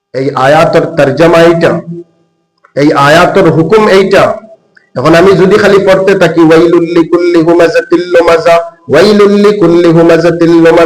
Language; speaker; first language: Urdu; non-native, local second language; Bangla